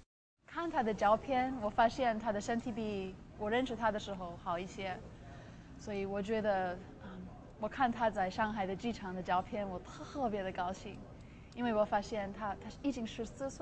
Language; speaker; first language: Chinese; non-native, fluent; English